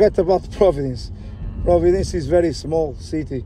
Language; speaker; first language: English; non-native, learner; Portuguese